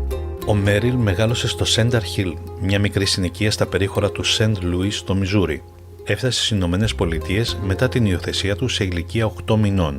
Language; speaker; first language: Greek; native; Greek